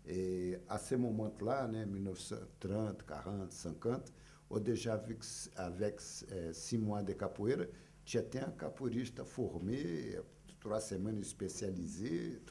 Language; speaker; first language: French; non-native, fluent; Portuguese